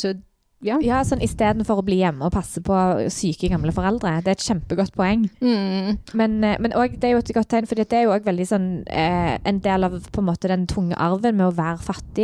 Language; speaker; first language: Norwegian; native; Norwegian